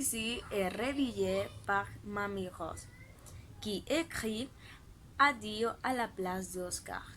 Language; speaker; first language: French; non-native, learner; Spanish